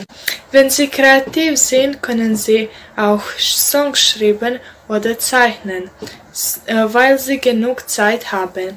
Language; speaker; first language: German; non-native, learner; Croatian